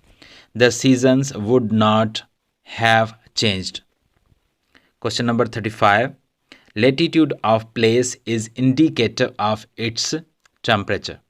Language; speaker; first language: English; non-native, local second language; Urdu